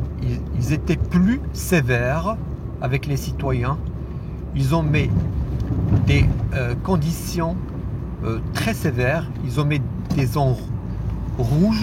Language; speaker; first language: French; non-native, fluent; Arabic